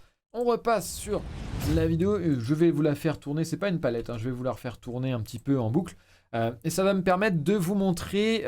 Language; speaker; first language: French; native; French